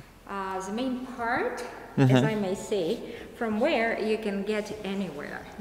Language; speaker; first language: English; non-native, fluent; Latvian